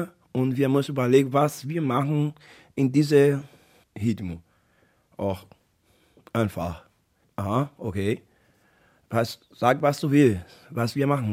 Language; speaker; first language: German; non-native, learner; Portuguese